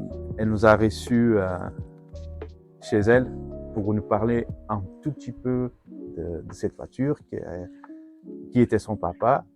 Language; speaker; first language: French; non-native, fluent; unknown